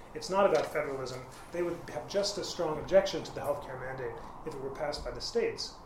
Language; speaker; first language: English; native; English